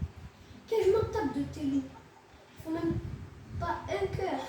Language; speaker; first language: French; native; French